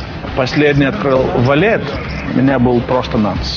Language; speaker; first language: Russian; non-native, learner; Lithuanian